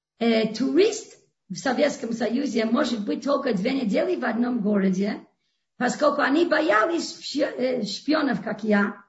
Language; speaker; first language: Russian; non-native, fluent; English